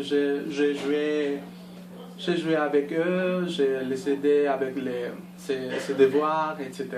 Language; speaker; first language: French; non-native, learner; Spanish